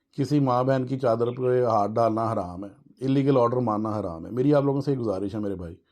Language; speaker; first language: Urdu; native; Urdu